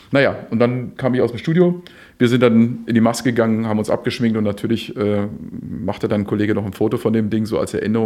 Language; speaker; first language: German; native; German